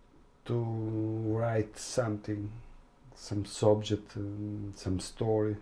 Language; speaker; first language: English; non-native, learner; Italian